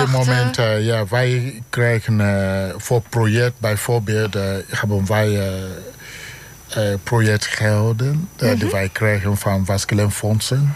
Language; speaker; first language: Dutch; non-native, learner; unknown